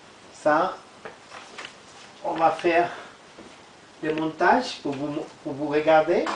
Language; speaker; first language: French; non-native, learner; Italian